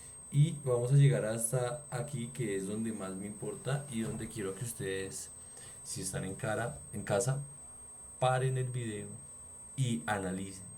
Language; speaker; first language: Spanish; native; Spanish